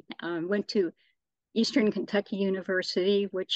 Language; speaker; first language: English; native; English